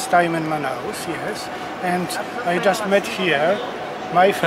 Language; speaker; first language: English; non-native, fluent; Polish